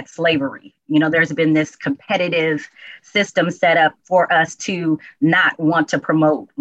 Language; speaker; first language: English; native; English